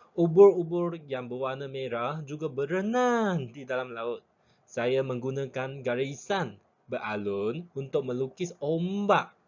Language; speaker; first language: Malay; non-native, local second language; Chinese